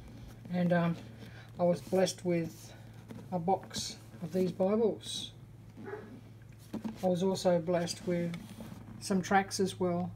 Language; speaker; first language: English; native; English